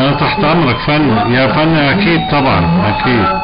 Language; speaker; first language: Arabic; native; Arabic